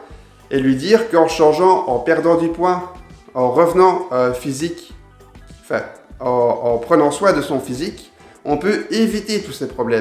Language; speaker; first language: French; native; French